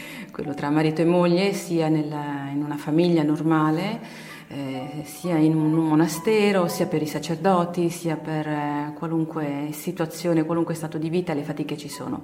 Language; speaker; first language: Italian; native; Italian